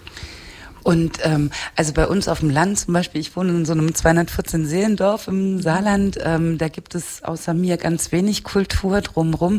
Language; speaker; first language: German; native; German